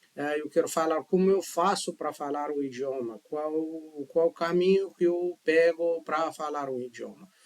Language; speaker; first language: Portuguese; non-native, fluent; Arabic